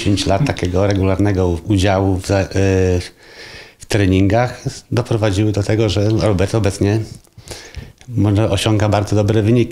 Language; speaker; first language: Polish; native; Polish